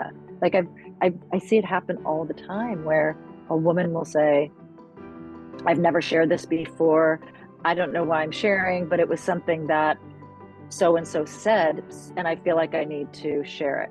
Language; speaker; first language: English; native; English